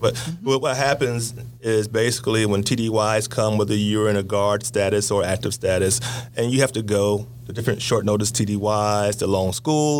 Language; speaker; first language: English; native; English